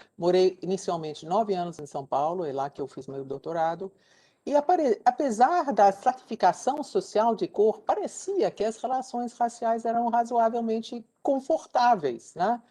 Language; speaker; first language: Portuguese; non-native, fluent; English